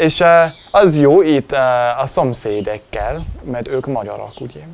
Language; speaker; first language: Hungarian; non-native, learner; English